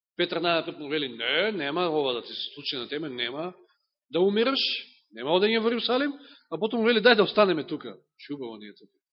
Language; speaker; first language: Macedonian; native; Macedonian